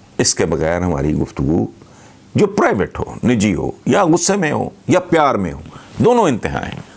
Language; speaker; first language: Urdu; non-native, local second language; Punjabi